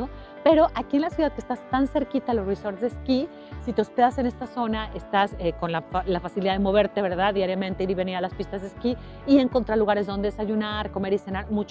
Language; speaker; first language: Spanish; native; Spanish